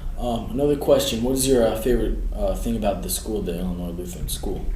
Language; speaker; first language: English; native; English